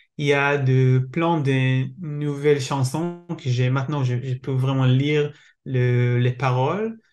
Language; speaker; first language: French; non-native, learner; Hebrew